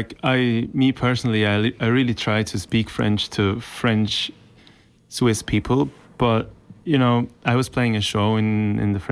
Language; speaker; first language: English; non-native, fluent; Swiss German